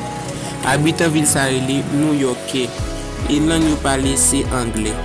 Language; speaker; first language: French; non-native, learner; Haitian Creole